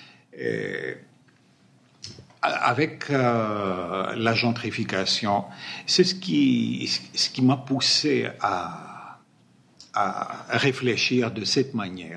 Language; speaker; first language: French; non-native, fluent; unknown